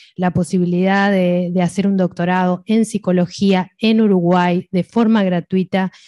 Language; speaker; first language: Spanish; native; Spanish